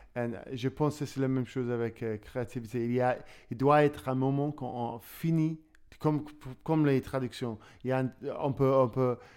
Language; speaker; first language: French; non-native, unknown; English